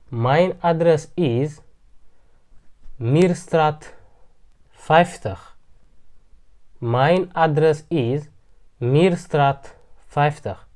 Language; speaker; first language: Dutch; non-native, learner; Tigrinya